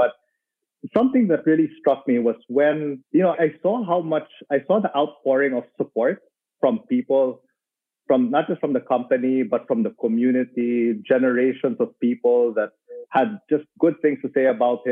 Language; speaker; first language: English; non-native, local second language; Filipino